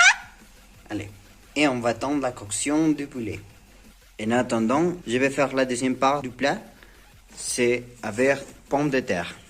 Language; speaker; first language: French; non-native, learner; Spanish